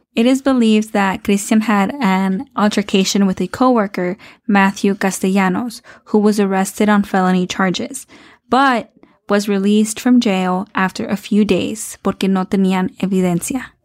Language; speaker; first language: English; early bilingual, other home language; Spanish